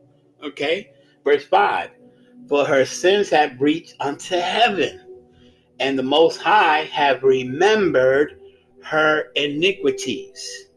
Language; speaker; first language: English; native; English